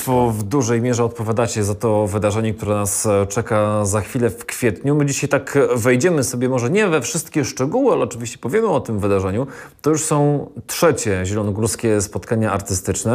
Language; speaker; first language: Polish; native; Polish